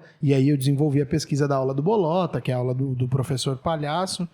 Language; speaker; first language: Portuguese; native; Portuguese